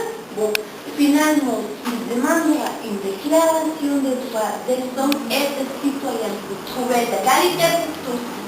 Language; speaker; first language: French; non-native, learner; Spanish